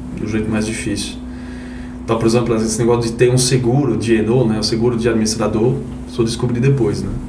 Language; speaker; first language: Portuguese; non-native, fluent; French